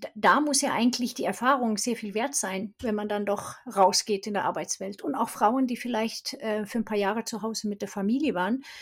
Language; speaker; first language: German; non-native, fluent; Swedish